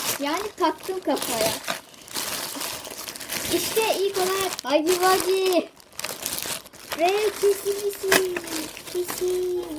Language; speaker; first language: Turkish; native; Turkish